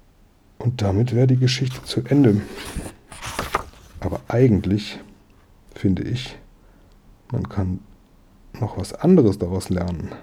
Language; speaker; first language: German; native; German